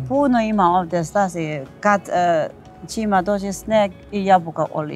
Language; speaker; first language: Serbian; non-native, learner; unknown